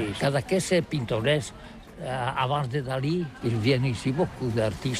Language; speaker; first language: French; non-native, learner; Catalan